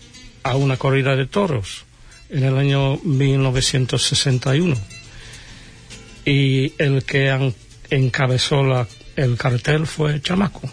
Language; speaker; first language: Spanish; non-native, fluent; English